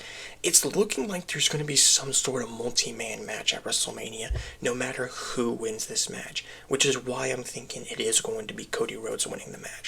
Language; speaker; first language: English; native; English